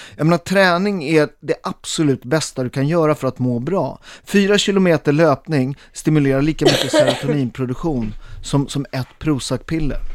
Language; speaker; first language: Swedish; early bilingual, other home language; Italian